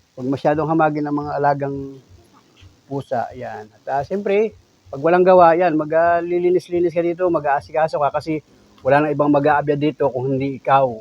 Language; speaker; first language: Filipino; native; Filipino